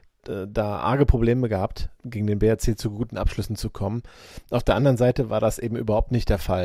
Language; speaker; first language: German; native; German